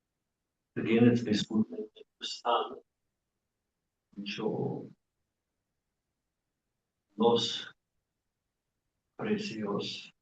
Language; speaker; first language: Spanish; non-native, learner; English